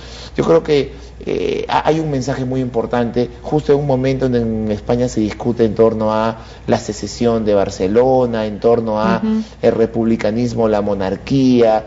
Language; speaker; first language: Spanish; native; Spanish